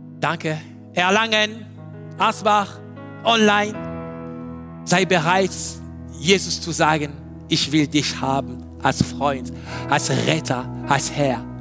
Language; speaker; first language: German; non-native, learner; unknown